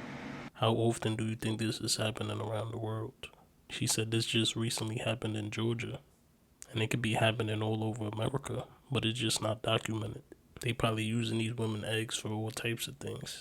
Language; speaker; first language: English; native; English